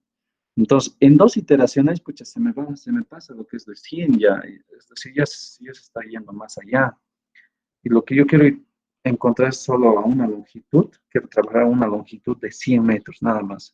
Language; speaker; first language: Spanish; native; Spanish